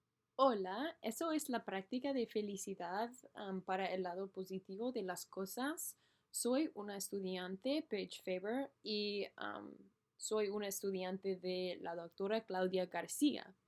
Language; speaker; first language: Spanish; non-native, learner; English